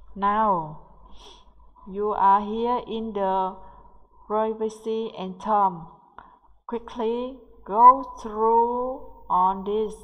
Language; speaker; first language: English; non-native, learner; Vietnamese